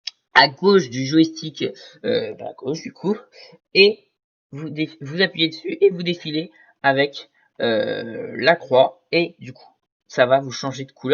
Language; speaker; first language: French; native; French